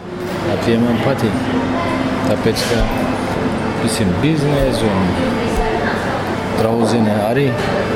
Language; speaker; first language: Latvian; non-native, learner; Turkish